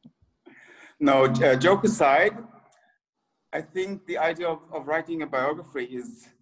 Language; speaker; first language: English; early bilingual, other home language; French